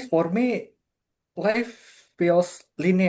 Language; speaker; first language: English; non-native, fluent; Indonesian